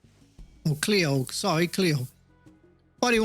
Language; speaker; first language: English; native; English